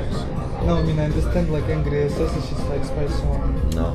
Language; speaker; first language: English; non-native, learner; Russian